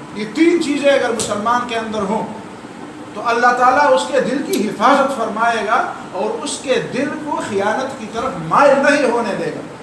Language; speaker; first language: Urdu; non-native, local second language; Pashto